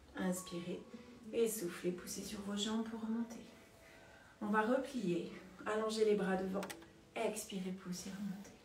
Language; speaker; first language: French; native; French